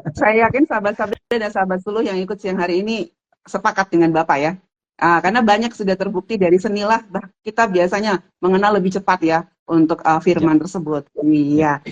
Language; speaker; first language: Indonesian; native; Indonesian